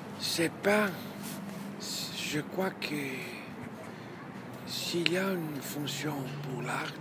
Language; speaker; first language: French; non-native, learner; Portuguese